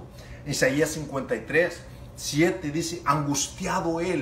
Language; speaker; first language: Spanish; native; Spanish